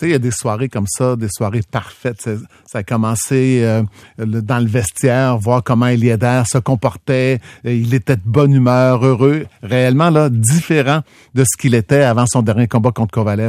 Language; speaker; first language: French; native; French